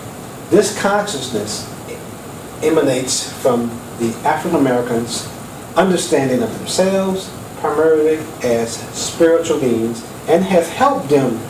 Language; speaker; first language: English; native; English